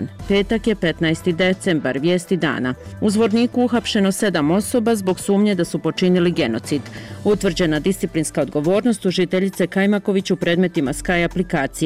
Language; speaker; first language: Croatian; native; Croatian